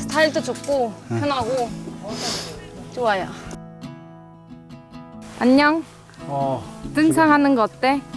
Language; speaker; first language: Korean; non-native, learner; Greek